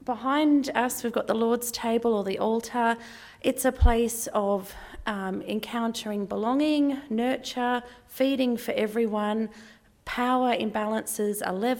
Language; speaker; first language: English; native; English